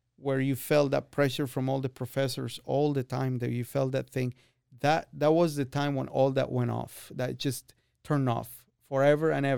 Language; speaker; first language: English; non-native, fluent; Spanish